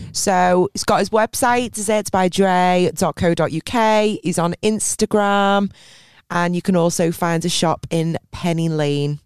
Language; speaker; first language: English; native; English